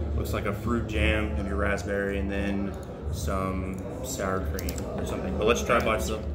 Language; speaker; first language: English; native; English